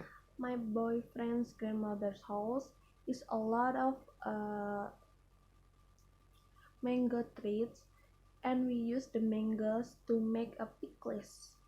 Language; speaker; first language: English; non-native, learner; Indonesian